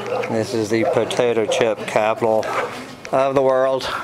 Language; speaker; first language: English; native; English